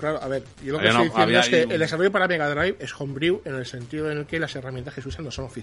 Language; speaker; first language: Spanish; native; Spanish